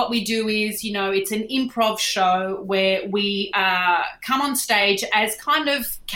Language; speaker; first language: English; native; English